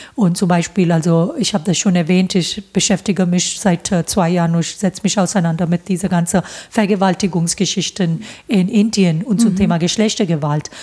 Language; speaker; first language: German; non-native, fluent; Hindi